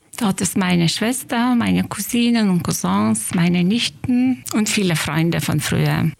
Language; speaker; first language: German; non-native, fluent; Lithuanian